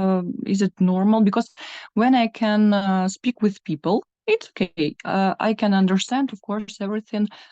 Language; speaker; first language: English; non-native, learner; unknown